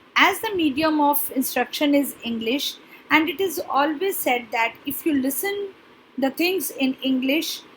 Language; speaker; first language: English; non-native, local second language; Punjabi